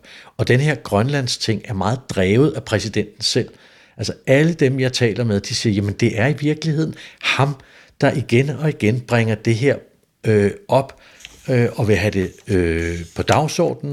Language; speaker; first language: Danish; native; Danish